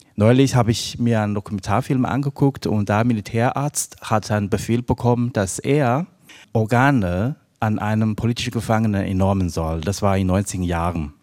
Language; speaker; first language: German; non-native, fluent; Chinese